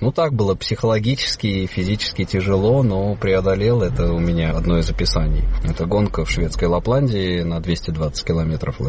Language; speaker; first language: Russian; native; Russian